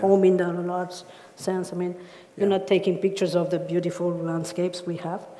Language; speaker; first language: English; non-native, fluent; Spanish